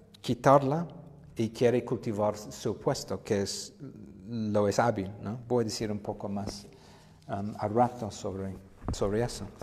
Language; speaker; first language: Spanish; non-native, fluent; English